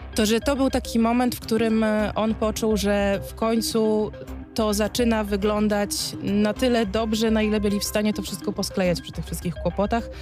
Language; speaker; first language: Polish; native; Polish